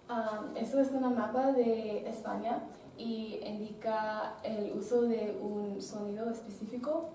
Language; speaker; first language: Spanish; non-native, learner; English